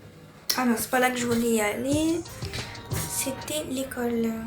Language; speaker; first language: French; native; French